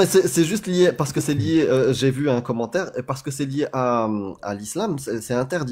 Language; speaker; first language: French; native; French